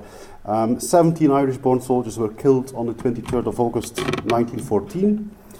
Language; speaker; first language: English; non-native, fluent; Dutch